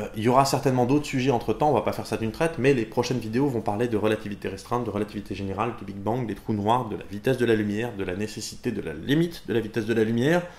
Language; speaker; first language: French; native; French